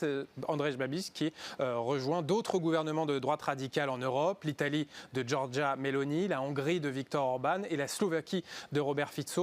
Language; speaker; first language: French; native; French